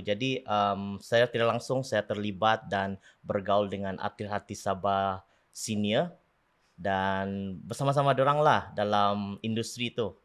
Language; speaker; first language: Malay; non-native, local second language; Central Dusun